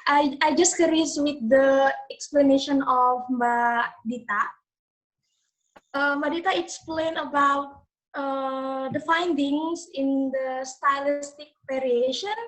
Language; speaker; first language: English; non-native, learner; Indonesian